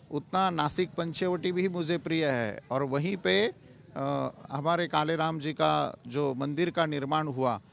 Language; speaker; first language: Hindi; non-native, local second language; Marathi